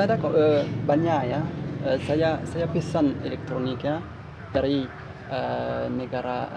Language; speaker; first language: Indonesian; non-native, learner; French